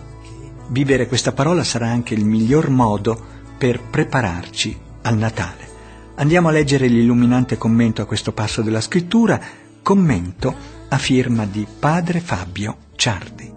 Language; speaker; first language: Italian; native; Italian